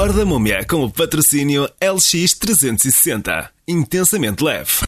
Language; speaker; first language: Portuguese; native; Portuguese